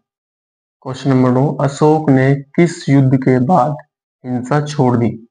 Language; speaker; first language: Hindi; native; Hindi